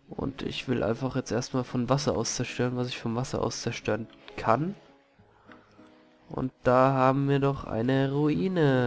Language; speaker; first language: German; native; German